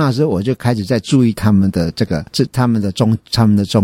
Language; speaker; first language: Chinese; native; Chinese